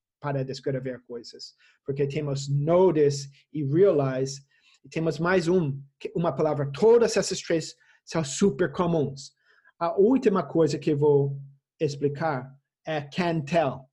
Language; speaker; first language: Portuguese; non-native, fluent; English